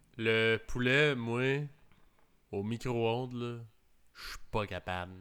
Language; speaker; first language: French; native; French